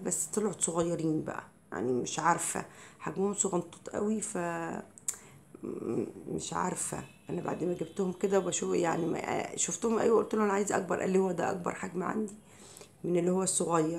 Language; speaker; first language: Arabic; native; Arabic